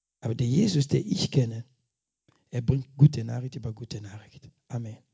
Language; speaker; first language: German; non-native, fluent; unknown